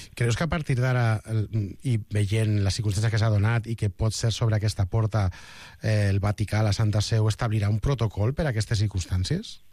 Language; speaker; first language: Catalan; native; Catalan